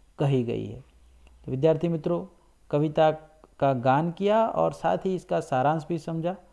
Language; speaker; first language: Hindi; non-native, local second language; Gujarati